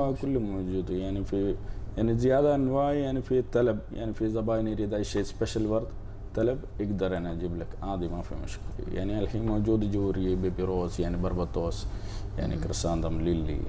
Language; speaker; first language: Arabic; non-native, learner; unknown